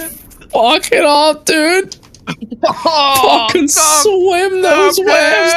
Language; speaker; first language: English; native; English